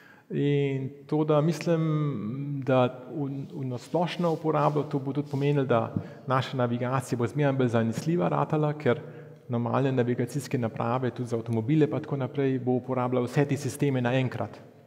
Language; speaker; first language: Slovenian; early bilingual, heritage; Slovenian